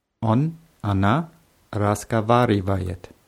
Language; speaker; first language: Russian; non-native, learner; German